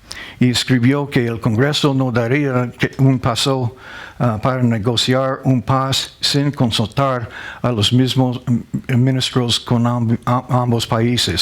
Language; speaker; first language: Spanish; non-native, learner; English